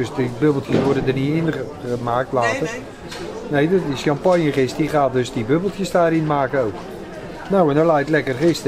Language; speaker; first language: Dutch; native; Dutch